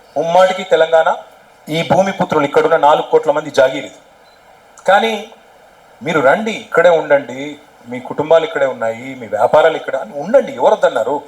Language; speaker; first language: Telugu; native; Telugu